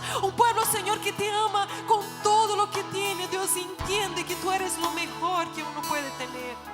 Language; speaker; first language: Spanish; native; Spanish